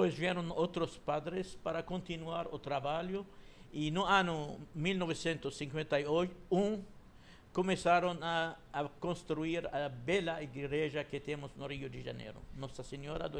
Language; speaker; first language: Portuguese; non-native, fluent; Arabic